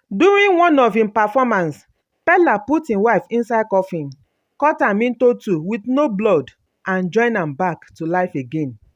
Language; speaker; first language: Nigerian Pidgin; native; Nigerian Pidgin